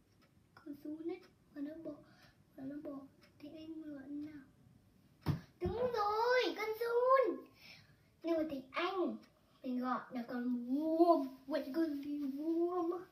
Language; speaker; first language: Vietnamese; early bilingual, heritage; Vietnamese